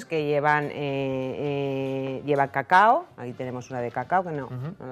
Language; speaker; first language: Spanish; native; Spanish